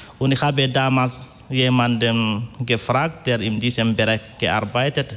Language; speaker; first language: German; non-native, fluent; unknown